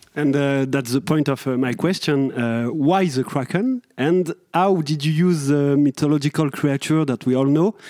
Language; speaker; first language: English; non-native, fluent; French